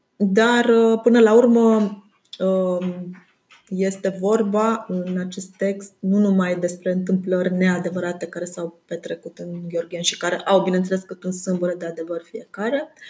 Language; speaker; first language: Romanian; non-native, local second language; German